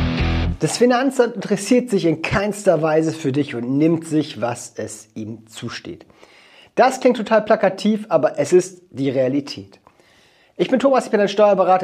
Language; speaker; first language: German; native; German